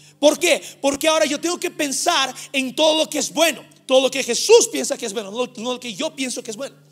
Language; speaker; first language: Spanish; non-native, fluent; Portuguese